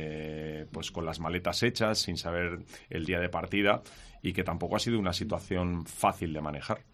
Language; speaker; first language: Spanish; native; Spanish